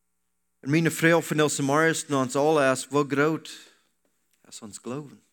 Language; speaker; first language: German; non-native, learner; Low German